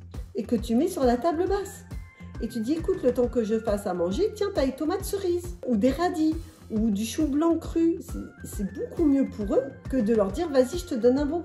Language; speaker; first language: French; native; French